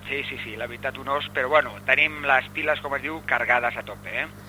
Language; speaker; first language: Catalan; non-native, local second language; Spanish